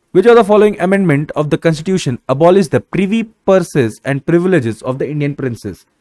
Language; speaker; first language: English; non-native, local second language; Bangla